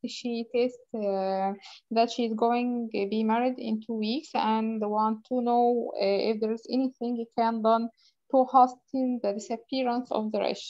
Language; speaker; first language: English; non-native, fluent; Arabic